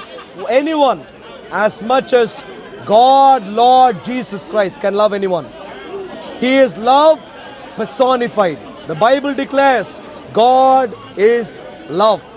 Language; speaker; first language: English; non-native, fluent; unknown